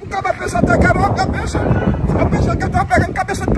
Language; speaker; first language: Portuguese; native; Portuguese